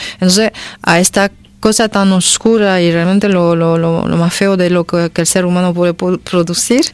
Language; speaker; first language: Spanish; non-native, fluent; French